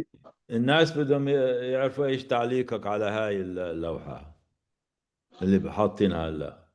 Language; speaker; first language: Arabic; native; Arabic